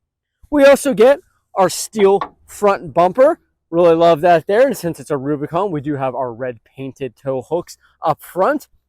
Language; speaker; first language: English; native; English